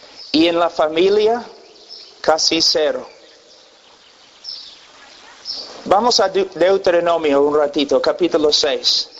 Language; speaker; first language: Spanish; non-native, fluent; English